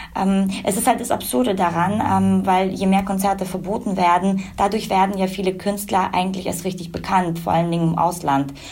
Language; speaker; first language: German; early bilingual, other home language; Russian